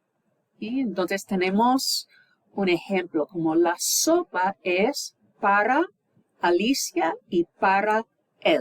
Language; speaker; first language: Spanish; non-native, fluent; English